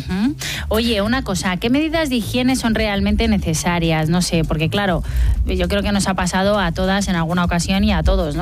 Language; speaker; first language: Spanish; native; Spanish